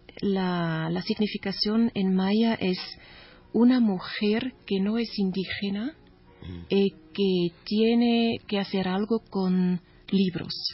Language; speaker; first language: Spanish; non-native, learner; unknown